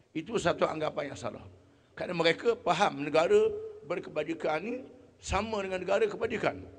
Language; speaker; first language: Malay; native; Malay